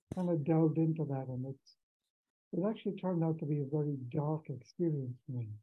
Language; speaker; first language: English; native; English